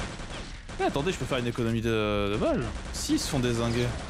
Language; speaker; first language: French; native; French